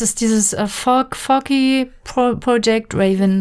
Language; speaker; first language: German; native; German